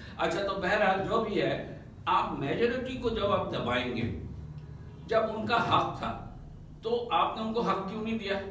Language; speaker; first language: Urdu; native; Urdu